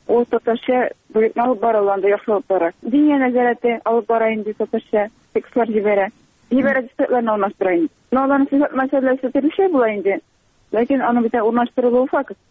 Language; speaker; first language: Tatar; native; Tatar